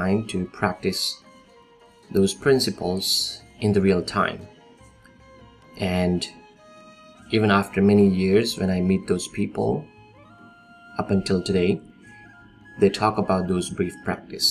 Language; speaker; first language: English; non-native, local second language; Nepali